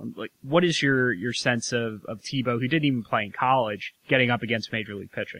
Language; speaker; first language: English; native; English